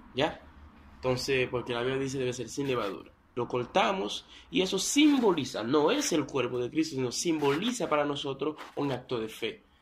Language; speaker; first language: Spanish; non-native, fluent; Haitian Creole